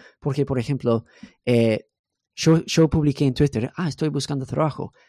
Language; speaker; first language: Spanish; non-native, fluent; English